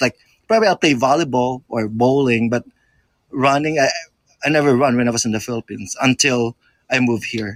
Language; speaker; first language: English; non-native, local second language; Filipino